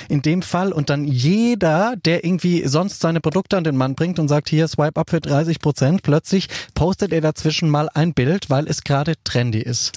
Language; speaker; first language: German; native; German